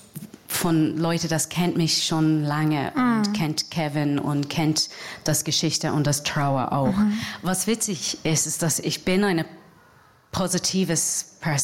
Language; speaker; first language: German; non-native, fluent; English